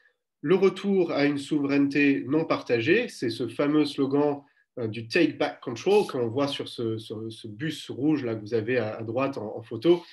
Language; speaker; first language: French; native; French